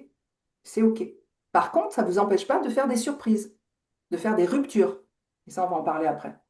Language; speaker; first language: French; native; French